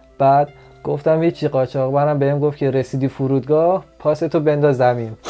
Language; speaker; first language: Persian; native; Persian